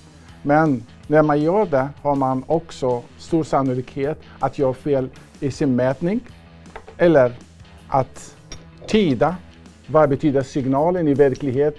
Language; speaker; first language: Swedish; non-native, fluent; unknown